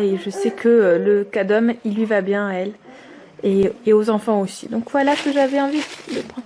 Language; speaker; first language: French; native; French